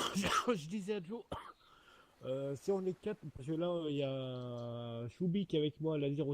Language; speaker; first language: French; native; French